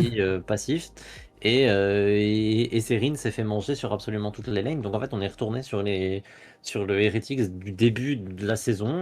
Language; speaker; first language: French; native; French